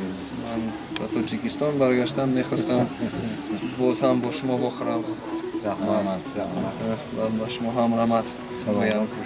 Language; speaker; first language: Persian; non-native, learner; English